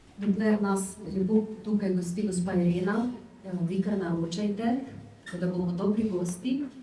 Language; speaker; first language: Slovenian; non-native, fluent; Ukrainian